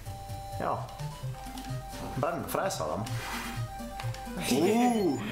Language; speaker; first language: Swedish; native; Swedish